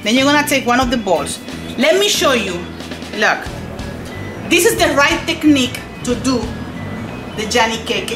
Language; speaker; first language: English; non-native, fluent; Spanish